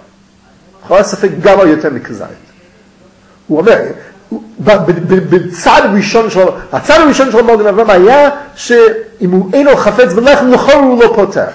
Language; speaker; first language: Hebrew; non-native, fluent; English